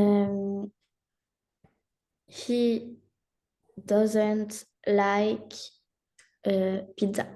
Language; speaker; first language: English; non-native, learner; French